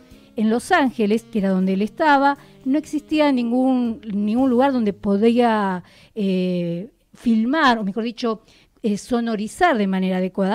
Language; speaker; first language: Spanish; native; Spanish